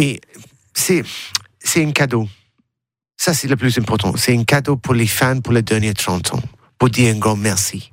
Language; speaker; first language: French; non-native, learner; English